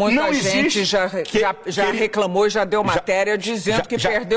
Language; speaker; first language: Portuguese; native; Portuguese